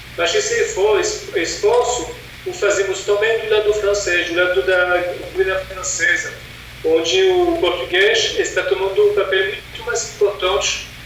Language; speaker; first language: Portuguese; non-native, fluent; French